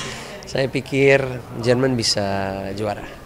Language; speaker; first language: Indonesian; early bilingual, heritage; Dutch